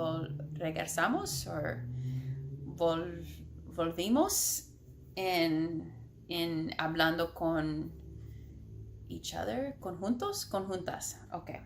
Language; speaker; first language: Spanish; non-native, learner; English